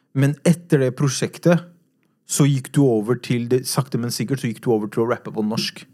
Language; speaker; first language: Norwegian; native; Norwegian